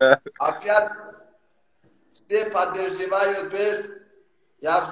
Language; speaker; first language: Russian; non-native, learner; Persian